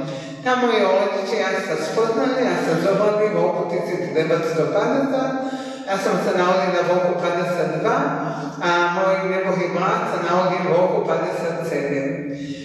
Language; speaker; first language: Slovak; early bilingual, heritage; Slovak